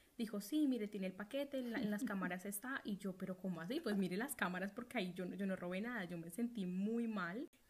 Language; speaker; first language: Spanish; native; Spanish